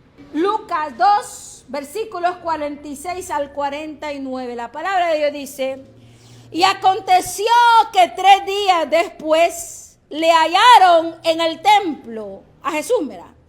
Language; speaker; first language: Spanish; native; Spanish